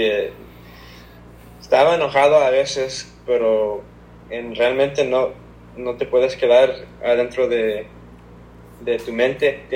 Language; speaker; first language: Spanish; early bilingual, heritage; Spanish